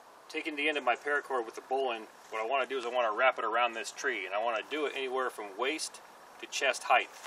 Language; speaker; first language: English; native; English